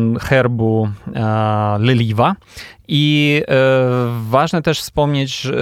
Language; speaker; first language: Polish; non-native, fluent; Ukrainian